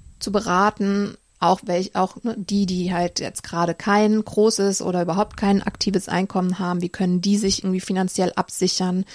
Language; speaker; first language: German; native; German